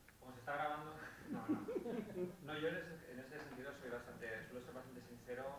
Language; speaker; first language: Spanish; native; Spanish